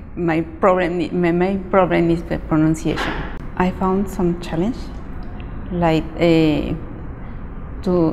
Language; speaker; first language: English; non-native, learner; Spanish